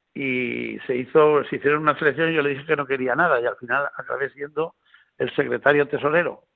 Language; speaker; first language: Spanish; native; Spanish